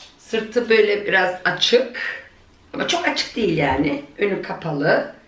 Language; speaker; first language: Turkish; early bilingual, heritage; Turkish